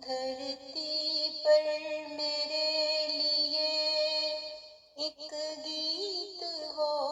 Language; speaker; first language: Urdu; native; Urdu